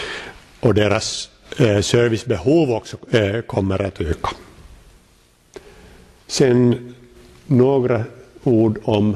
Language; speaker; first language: Swedish; non-native, local second language; Finnish